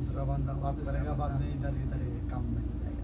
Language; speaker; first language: Hindi; non-native, learner; Bangla